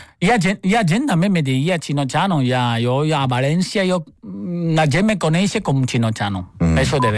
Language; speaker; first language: Catalan; non-native, fluent; Chinese